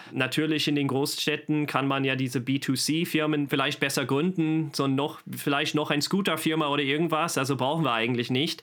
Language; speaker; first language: German; non-native, fluent; English